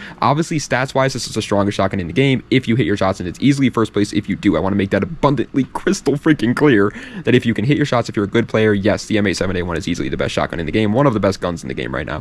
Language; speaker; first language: English; native; English